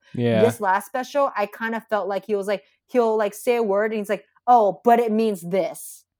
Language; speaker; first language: English; native; English